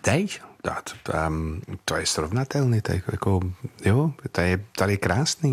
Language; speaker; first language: Czech; non-native, learner; English